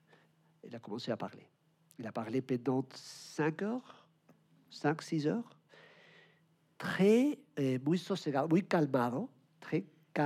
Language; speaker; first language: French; non-native, learner; Spanish